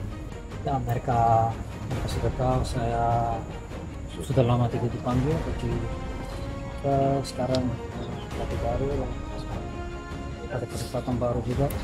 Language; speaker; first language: Indonesian; non-native, fluent; Dutch